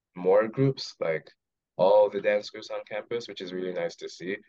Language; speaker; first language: English; non-native, local second language; Yoruba